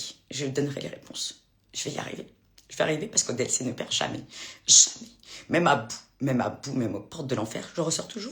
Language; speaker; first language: French; native; French